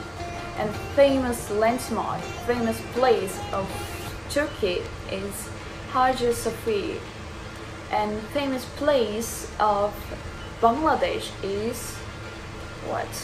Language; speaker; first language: English; non-native, fluent; Urdu